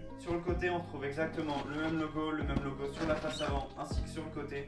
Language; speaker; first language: French; native; French